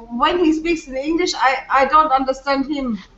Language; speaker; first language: English; non-native, learner; French